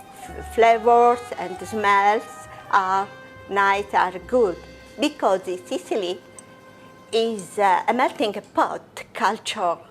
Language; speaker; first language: English; non-native, fluent; Italian